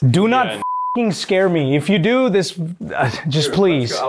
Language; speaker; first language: English; early bilingual, other home language; Spanish